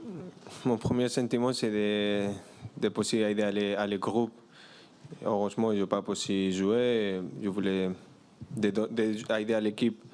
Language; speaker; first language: French; non-native, learner; Spanish